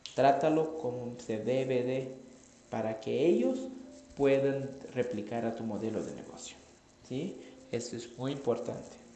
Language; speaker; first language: Spanish; non-native, fluent; Portuguese